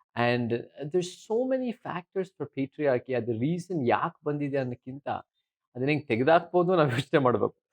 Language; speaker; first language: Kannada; early bilingual, heritage; Kannada